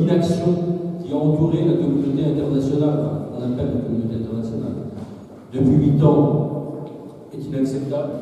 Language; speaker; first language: French; native; French